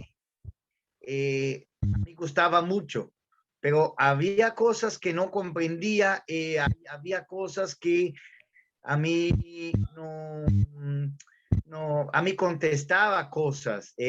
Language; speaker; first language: Spanish; non-native, learner; Portuguese